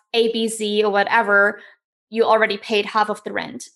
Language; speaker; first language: English; non-native, fluent; German